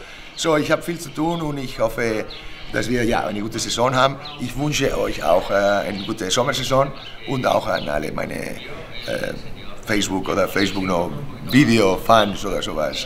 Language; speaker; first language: German; non-native, fluent; Spanish